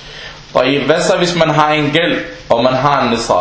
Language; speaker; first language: Danish; non-native, local second language; Arabic